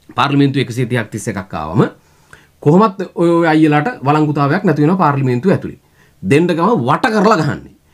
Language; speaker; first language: Sinhala; native; Sinhala